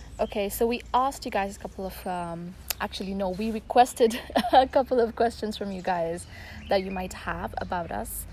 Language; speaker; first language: English; non-native, local second language; Tamil